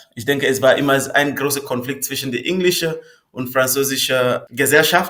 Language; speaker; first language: German; non-native, fluent; Northern Sotho